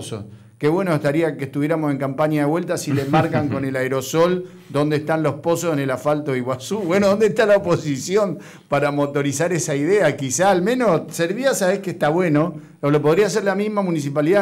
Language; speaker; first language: Spanish; native; Spanish